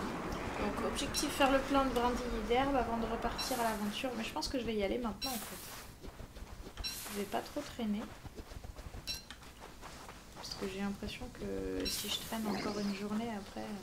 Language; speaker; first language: French; native; French